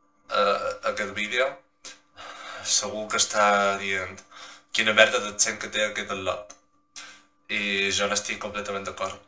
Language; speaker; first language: Catalan; non-native, local second language; Spanish